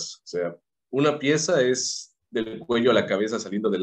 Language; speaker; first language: Spanish; native; Spanish